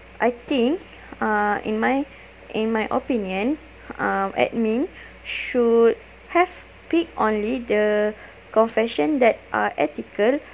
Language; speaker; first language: English; non-native, learner; Malay